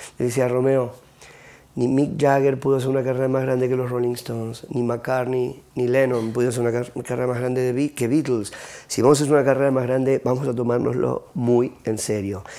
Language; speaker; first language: Spanish; native; Spanish